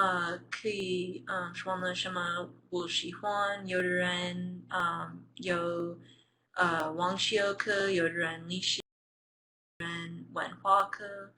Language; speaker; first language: Chinese; non-native, learner; English